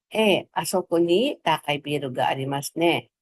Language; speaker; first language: Japanese; non-native, fluent; Filipino